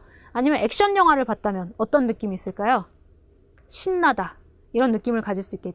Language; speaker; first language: Korean; native; Korean